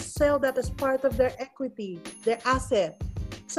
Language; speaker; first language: English; non-native, local second language; Filipino